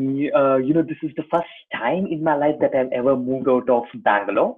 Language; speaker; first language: English; non-native, local second language; Tamil